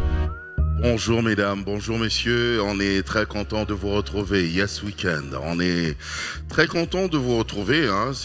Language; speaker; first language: French; non-native, local second language; Lingala